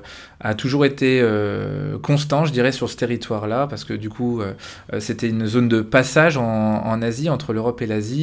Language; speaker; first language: French; native; French